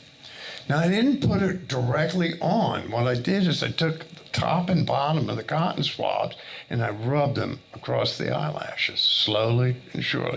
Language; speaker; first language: English; native; English